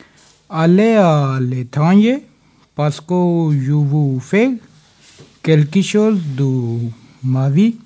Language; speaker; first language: French; non-native, learner; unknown